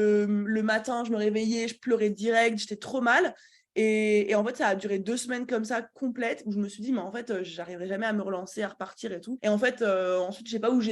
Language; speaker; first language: French; native; French